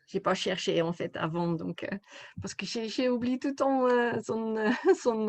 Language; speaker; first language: French; non-native, fluent; Dutch